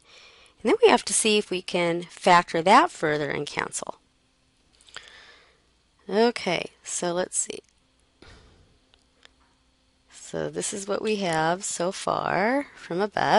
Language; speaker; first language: English; native; English